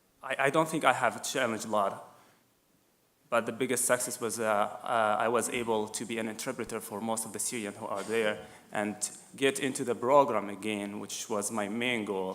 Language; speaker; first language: English; non-native, fluent; Arabic